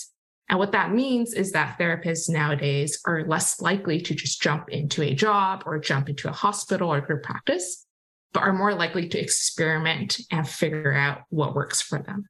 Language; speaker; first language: English; non-native, local second language; Cantonese